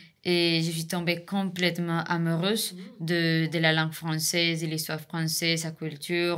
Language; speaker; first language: French; non-native, fluent; Spanish